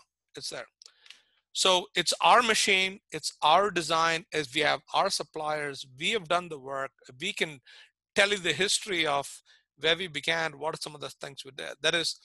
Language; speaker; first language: English; non-native, local second language; Tamil